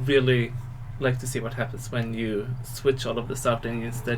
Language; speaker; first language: English; non-native, fluent; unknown